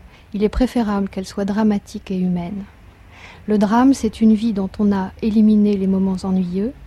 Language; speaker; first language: French; native; French